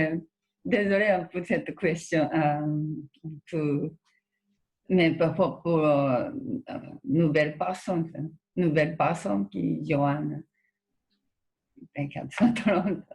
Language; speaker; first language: French; non-native, learner; Japanese